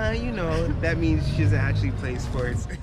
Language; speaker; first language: English; native; English